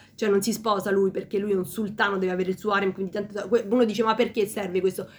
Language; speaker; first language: Italian; early bilingual, other home language; Spanish